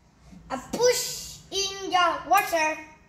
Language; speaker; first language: English; non-native, learner; Vietnamese